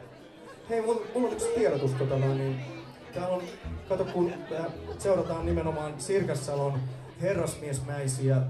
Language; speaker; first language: Finnish; native; Finnish